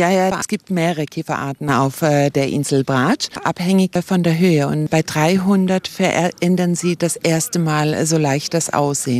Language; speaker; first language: German; native; German